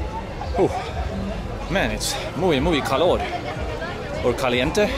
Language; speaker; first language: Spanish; non-native, learner; Norwegian